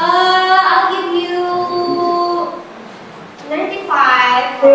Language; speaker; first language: English; non-native, learner; Indonesian